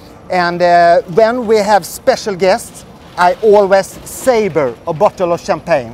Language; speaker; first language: English; non-native, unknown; Swedish